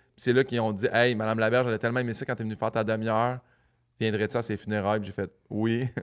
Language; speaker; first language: French; native; French